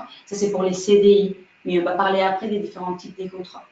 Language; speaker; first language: French; non-native, fluent; Spanish